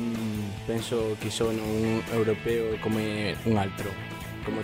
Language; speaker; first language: Italian; non-native, learner; Spanish